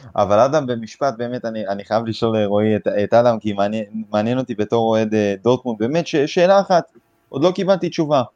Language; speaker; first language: Hebrew; native; Hebrew